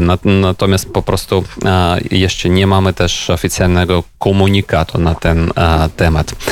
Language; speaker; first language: Polish; non-native, fluent; Ukrainian